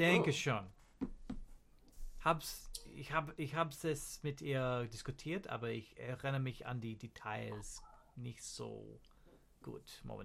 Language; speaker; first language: German; non-native, learner; English